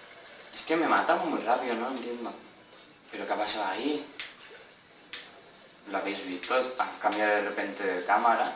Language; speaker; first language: Spanish; native; Spanish